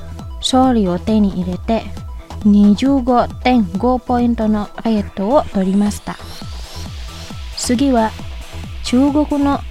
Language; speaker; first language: Japanese; non-native, fluent; Indonesian